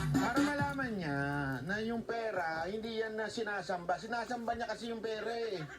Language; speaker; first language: Filipino; native; Filipino